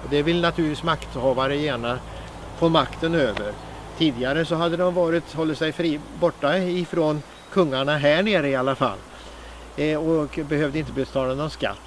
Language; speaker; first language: Swedish; native; Swedish